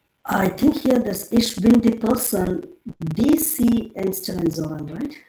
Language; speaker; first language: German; non-native, learner; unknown